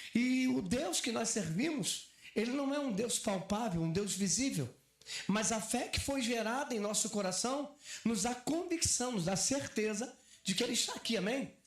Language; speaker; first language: Portuguese; native; Portuguese